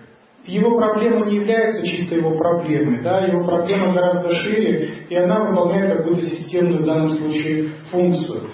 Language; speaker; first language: Russian; native; Russian